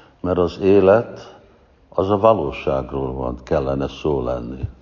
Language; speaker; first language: Hungarian; non-native, fluent; English